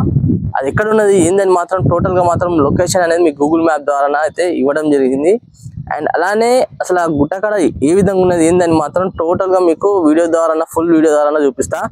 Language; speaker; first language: Telugu; native; Telugu